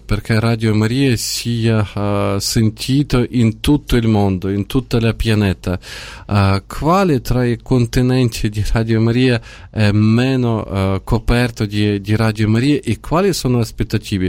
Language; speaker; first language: Italian; non-native, fluent; Ukrainian